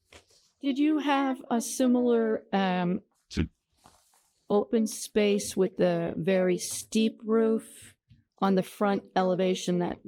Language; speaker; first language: English; native; English